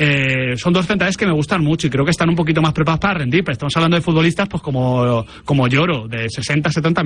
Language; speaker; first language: Spanish; native; Spanish